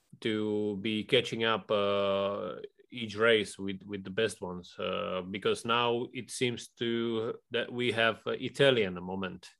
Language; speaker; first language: English; non-native, fluent; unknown